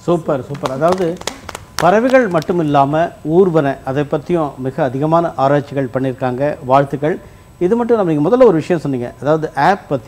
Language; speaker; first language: Tamil; native; Tamil